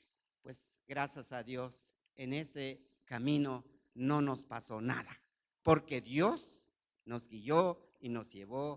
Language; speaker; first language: Spanish; non-native, local second language; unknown